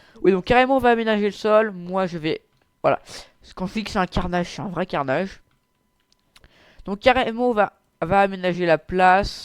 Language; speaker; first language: French; native; French